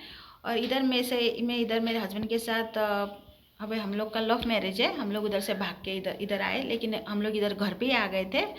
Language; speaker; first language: Hindi; early bilingual, heritage; Hindi